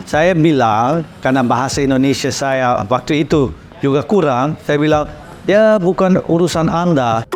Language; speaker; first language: Indonesian; non-native, learner; Dutch